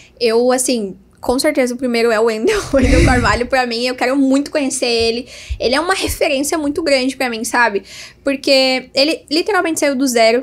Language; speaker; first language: Portuguese; native; Portuguese